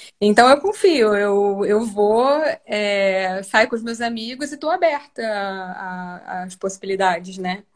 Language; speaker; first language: Portuguese; native; Portuguese